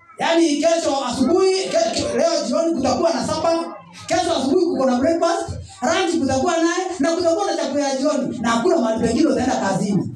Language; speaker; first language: Swahili; non-native, local second language; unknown